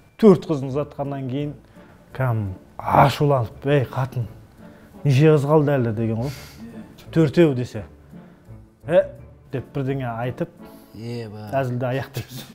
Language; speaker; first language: Kazakh; native; Kazakh